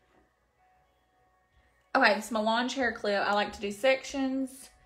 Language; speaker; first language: English; native; English